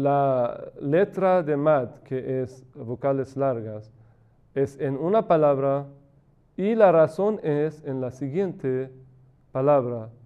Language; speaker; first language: Spanish; non-native, fluent; Persian